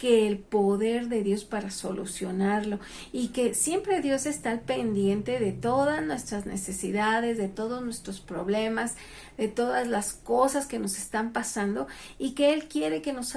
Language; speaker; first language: Spanish; native; Spanish